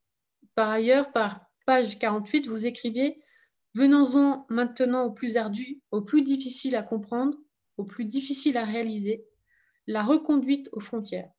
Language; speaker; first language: French; native; French